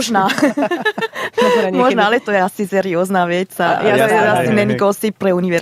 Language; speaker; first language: Slovak; non-native, fluent; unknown